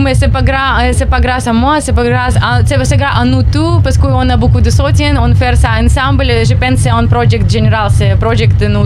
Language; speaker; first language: French; non-native, learner; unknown